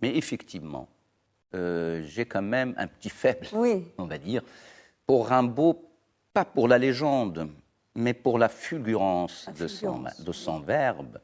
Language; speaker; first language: French; non-native, local second language; Arabic